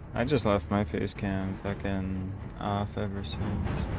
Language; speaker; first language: English; native; English